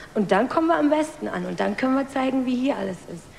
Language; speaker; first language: German; native; German